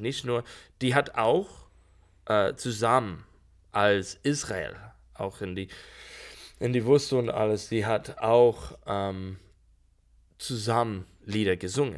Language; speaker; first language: German; non-native, learner; English